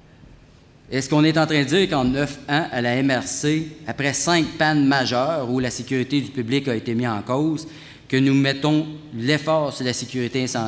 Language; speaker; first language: French; native; French